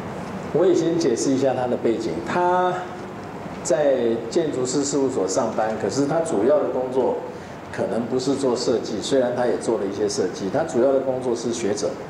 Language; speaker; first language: Chinese; native; Chinese